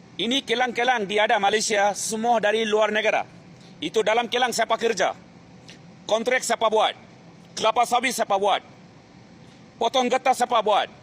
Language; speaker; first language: Malay; non-native, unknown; Bangla